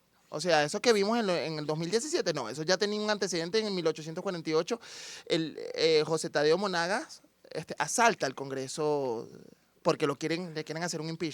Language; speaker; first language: Spanish; native; Spanish